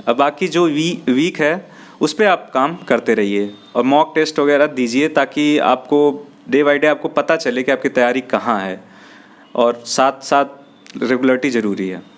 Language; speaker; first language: Hindi; native; Hindi